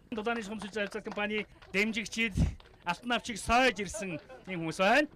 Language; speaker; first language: Mongolian; native; Mongolian